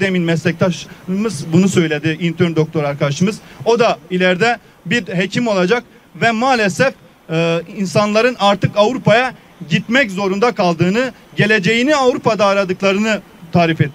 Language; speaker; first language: Turkish; native; Turkish